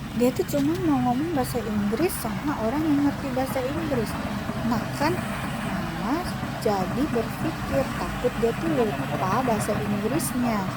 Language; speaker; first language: Indonesian; non-native, local second language; Hakka Chinese